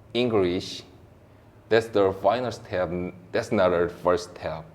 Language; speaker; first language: English; non-native, learner; Korean